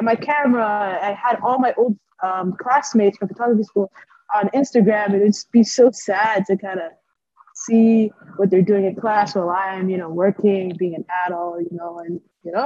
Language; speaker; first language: English; native; English